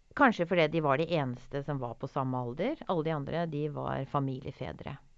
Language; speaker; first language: Norwegian; native; Norwegian